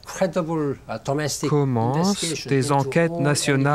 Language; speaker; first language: French; non-native, learner; Korean